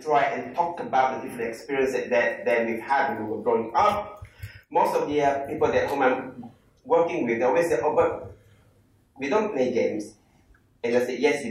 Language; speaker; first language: English; non-native, local second language; Malay